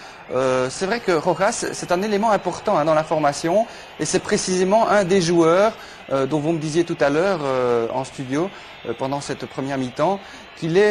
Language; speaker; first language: French; native; French